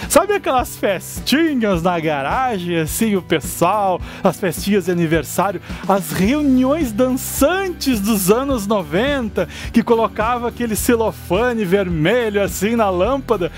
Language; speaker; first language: Portuguese; native; Portuguese